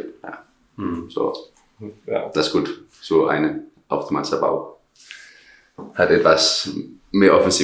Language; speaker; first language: German; non-native, learner; Danish